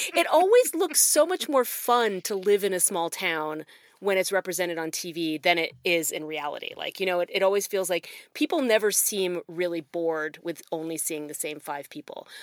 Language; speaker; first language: English; native; English